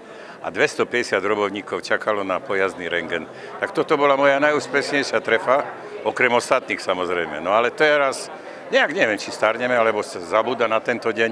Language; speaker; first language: Slovak; native; Slovak